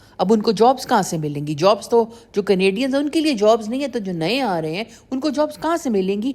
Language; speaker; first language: Urdu; native; Urdu